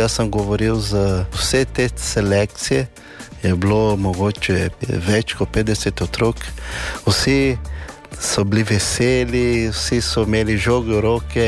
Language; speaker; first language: Slovenian; non-native, fluent; Portuguese